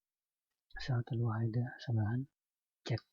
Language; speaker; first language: Arabic; non-native, learner; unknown